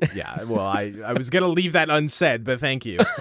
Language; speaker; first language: English; native; English